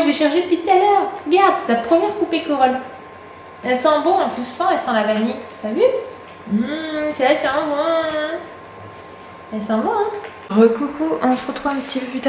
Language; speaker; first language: French; native; French